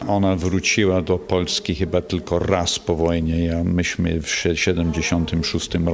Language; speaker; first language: Polish; early bilingual, heritage; English